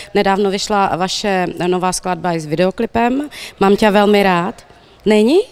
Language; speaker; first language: Czech; native; Czech